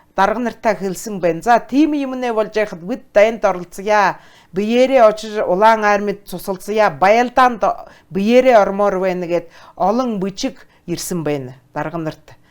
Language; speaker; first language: Mongolian; non-native, local second language; Buriat